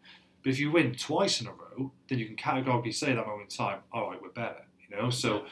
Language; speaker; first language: English; native; English